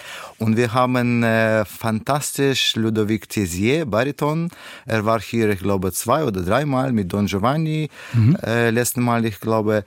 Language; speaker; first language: German; non-native, fluent; Russian